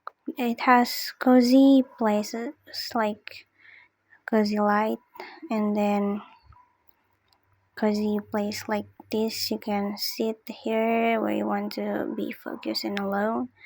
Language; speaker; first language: English; non-native, learner; Indonesian